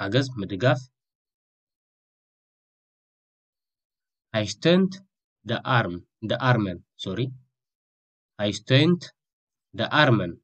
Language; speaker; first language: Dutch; non-native, fluent; Tigrinya